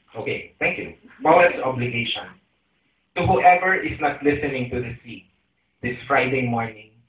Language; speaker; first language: English; non-native, local second language; Filipino